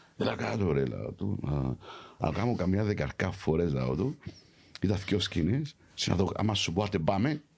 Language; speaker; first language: Greek; early bilingual, heritage; Greek